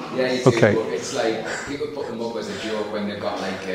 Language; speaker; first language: English; native; English